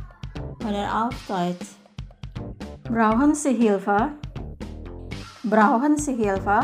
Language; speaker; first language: German; non-native, fluent; Indonesian